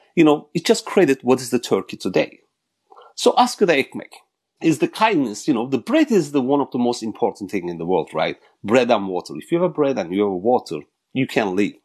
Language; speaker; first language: English; non-native, fluent; Turkish